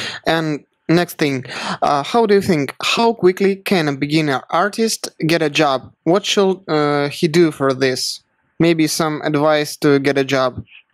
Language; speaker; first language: English; non-native, learner; Russian